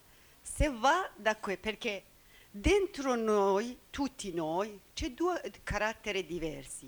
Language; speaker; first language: Italian; non-native, learner; Persian